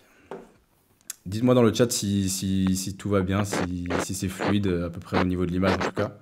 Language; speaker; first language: French; native; French